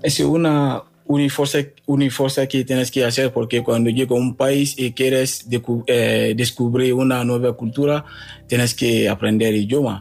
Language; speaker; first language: Spanish; non-native, learner; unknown